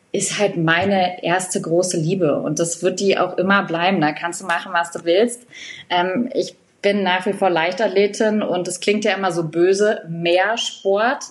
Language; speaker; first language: German; native; German